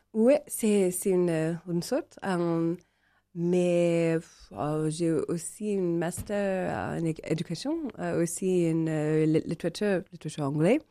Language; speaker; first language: French; non-native, learner; English